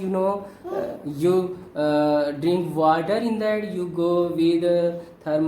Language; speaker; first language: English; non-native, local second language; Hindi